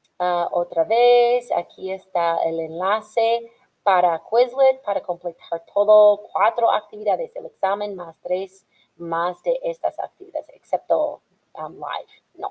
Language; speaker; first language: Spanish; non-native, fluent; English